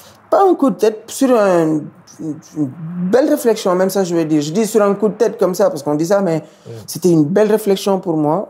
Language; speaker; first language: French; non-native, local second language; Wolof